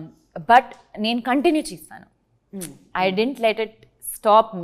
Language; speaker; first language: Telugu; non-native, learner; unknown